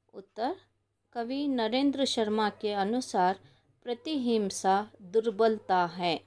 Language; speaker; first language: Hindi; non-native, local second language; Kannada